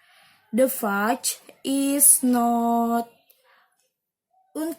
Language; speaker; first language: English; non-native, learner; Indonesian